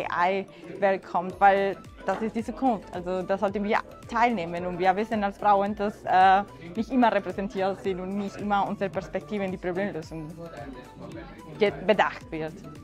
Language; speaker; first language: German; non-native, fluent; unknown